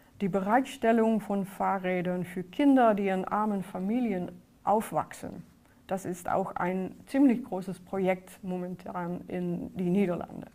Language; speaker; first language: German; non-native, fluent; Dutch